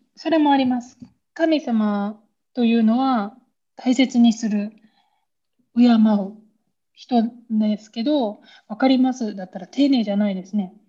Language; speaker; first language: Japanese; native; Japanese